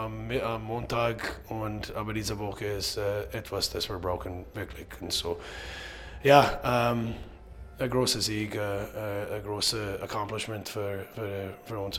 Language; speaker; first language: German; non-native, learner; English